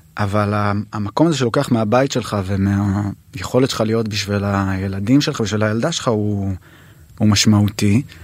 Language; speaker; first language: Hebrew; native; Hebrew